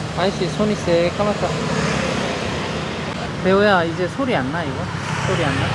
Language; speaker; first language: Korean; native; Korean